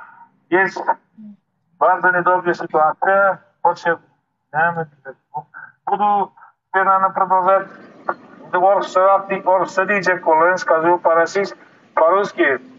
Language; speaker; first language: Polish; non-native, learner; Turkmen